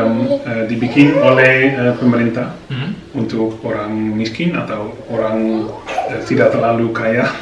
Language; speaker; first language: Indonesian; non-native, fluent; Dutch